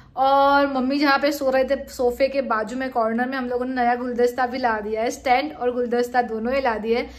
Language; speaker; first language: Hindi; non-native, local second language; Gujarati